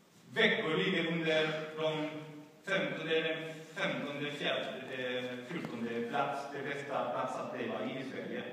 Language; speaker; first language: Swedish; non-native, fluent; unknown